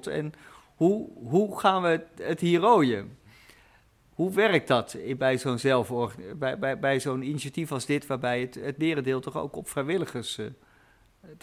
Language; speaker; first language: Dutch; native; Dutch